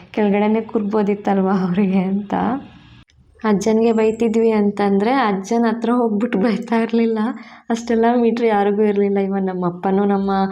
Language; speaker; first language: Kannada; non-native, local second language; Tulu